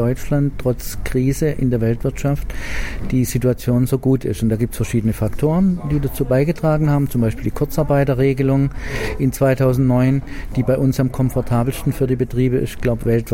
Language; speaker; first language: German; native; German